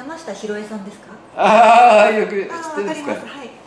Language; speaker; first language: Japanese; native; Japanese